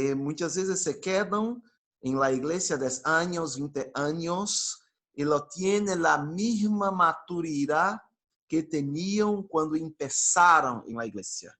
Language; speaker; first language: Spanish; non-native, fluent; Portuguese